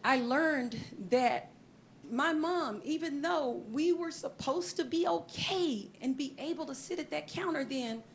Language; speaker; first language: English; native; English